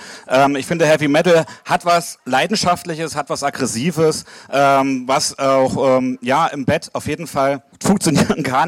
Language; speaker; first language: German; native; German